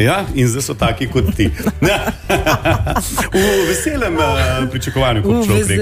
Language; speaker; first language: Slovenian; native; Slovenian